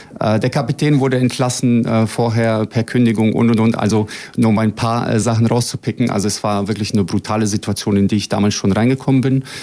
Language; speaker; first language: German; early bilingual, other home language; Bosnian